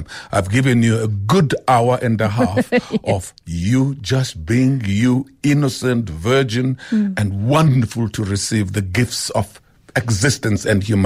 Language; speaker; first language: English; non-native, local second language; Xhosa